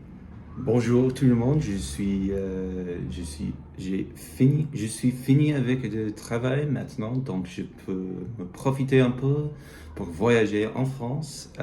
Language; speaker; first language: French; non-native, learner; English